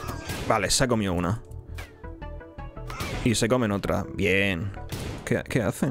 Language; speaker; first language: Spanish; native; Spanish